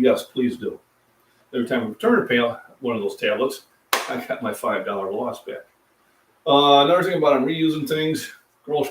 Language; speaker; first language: English; native; English